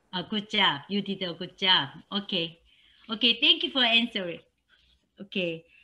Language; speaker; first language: English; non-native, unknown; Korean